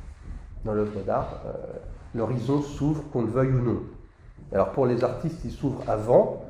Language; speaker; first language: French; native; French